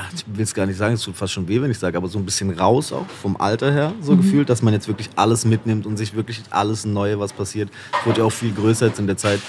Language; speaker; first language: German; native; German